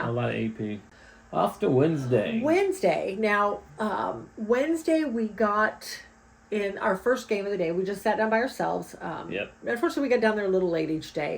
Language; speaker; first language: English; native; English